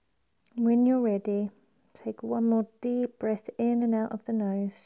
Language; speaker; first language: English; native; English